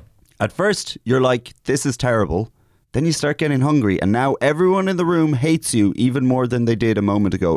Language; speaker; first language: English; native; English